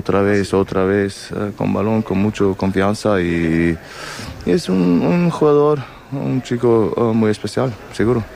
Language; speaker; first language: Spanish; non-native, learner; German